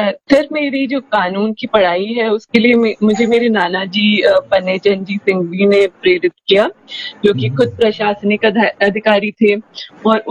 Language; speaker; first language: Hindi; non-native, local second language; Rajasthani